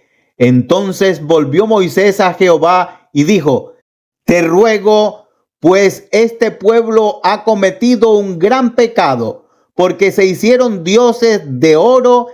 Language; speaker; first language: Spanish; native; Spanish